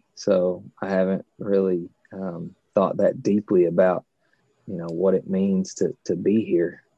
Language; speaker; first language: English; native; English